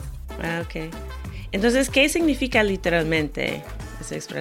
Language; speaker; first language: Spanish; non-native, fluent; English